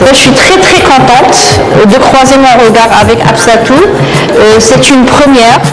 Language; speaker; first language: French; non-native, local second language; Arabic